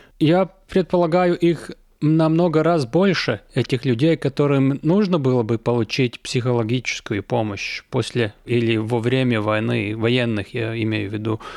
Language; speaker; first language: Russian; non-native, local second language; Latvian